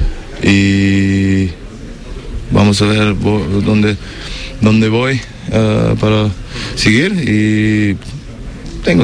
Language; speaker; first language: Spanish; non-native, learner; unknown